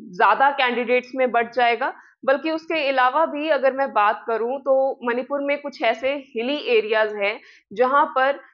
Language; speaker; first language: Hindi; non-native, local second language; Punjabi